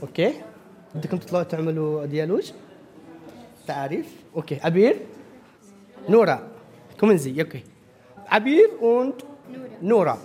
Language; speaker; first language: German; non-native, fluent; Arabic